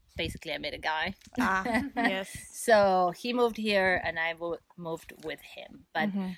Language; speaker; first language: English; non-native, fluent; Spanish